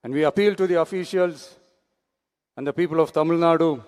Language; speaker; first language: English; non-native, local second language; Tamil